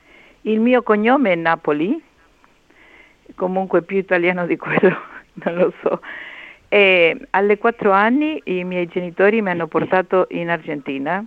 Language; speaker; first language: Italian; early bilingual, heritage; Spanish